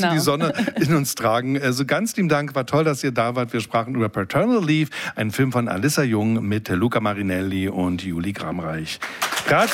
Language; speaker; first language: German; native; German